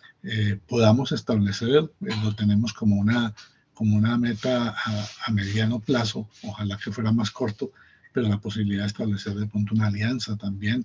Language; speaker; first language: Spanish; native; Spanish